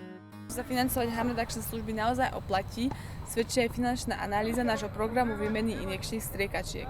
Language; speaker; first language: Slovak; native; Slovak